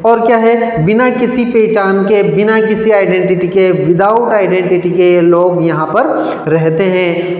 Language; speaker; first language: Hindi; native; Hindi